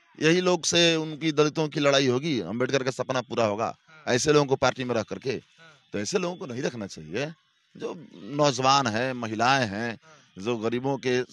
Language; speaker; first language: Hindi; native; Hindi